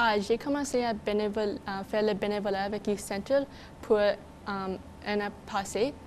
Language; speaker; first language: French; non-native, local second language; English